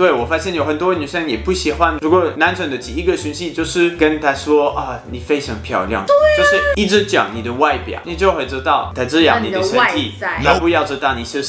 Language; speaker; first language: Chinese; non-native, fluent; French